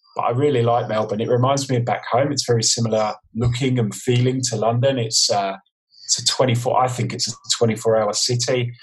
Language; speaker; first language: English; native; English